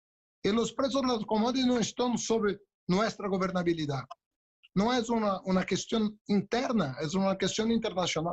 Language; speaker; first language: Spanish; non-native, local second language; Portuguese